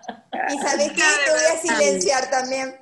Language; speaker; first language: Spanish; native; Spanish